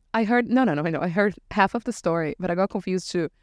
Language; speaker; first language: English; non-native, fluent; Portuguese